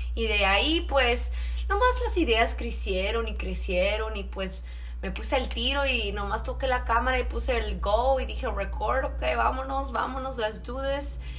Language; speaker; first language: Spanish; early bilingual, heritage; Spanish